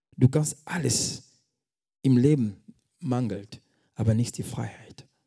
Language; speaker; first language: German; non-native, fluent; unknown